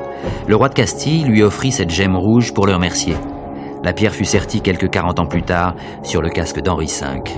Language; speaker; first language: French; native; French